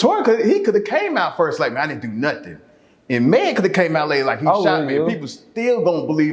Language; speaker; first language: English; native; English